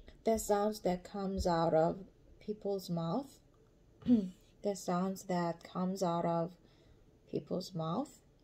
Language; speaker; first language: English; non-native, learner; Korean